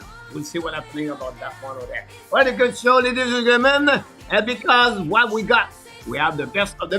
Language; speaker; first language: English; non-native, fluent; French